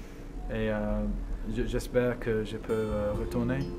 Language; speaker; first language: French; non-native, learner; English